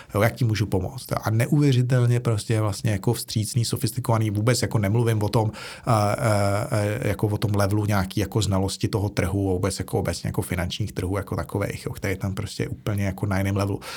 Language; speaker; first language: Czech; native; Czech